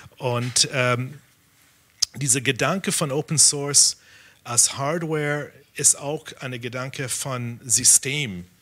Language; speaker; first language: German; non-native, fluent; English